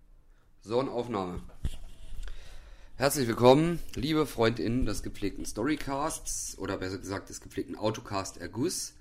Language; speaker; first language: German; native; German